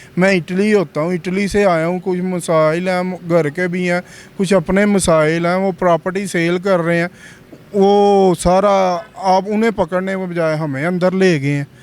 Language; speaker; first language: Urdu; non-native, local second language; Punjabi